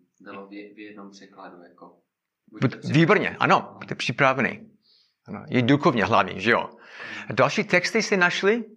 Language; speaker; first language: Czech; non-native, learner; English